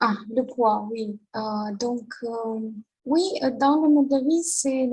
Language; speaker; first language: French; non-native, learner; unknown